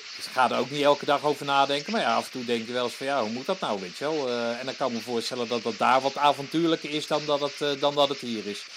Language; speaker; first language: Dutch; native; Dutch